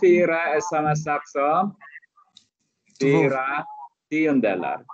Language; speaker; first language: Swedish; non-native, fluent; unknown